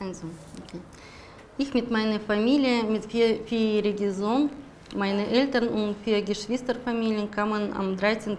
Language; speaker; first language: German; non-native, fluent; Russian